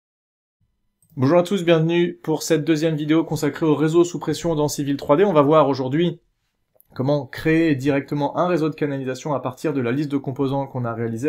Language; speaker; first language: French; native; French